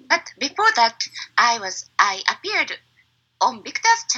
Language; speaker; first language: English; non-native, learner; Japanese